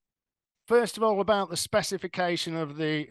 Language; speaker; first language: English; native; English